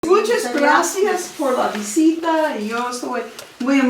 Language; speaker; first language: Spanish; non-native, fluent; English